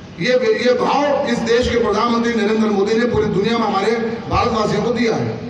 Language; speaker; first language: Hindi; native; Hindi